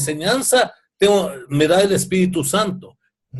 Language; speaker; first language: Spanish; native; Spanish